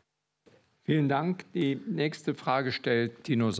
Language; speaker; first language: German; native; German